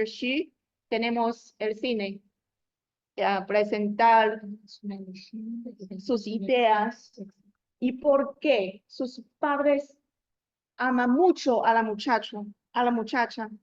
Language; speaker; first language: Spanish; non-native, learner; Chinese